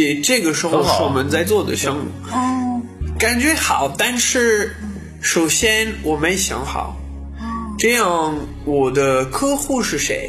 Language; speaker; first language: Chinese; non-native, learner; French